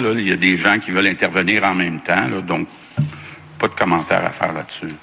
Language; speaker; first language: French; native; French